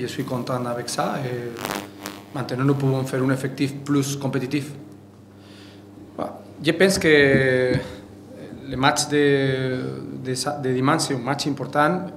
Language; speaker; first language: French; non-native, fluent; Spanish